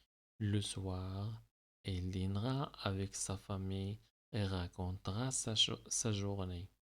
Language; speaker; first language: French; non-native, local second language; Arabic